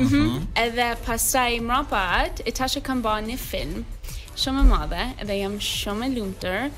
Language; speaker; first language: Albanian; early bilingual, heritage; Albanian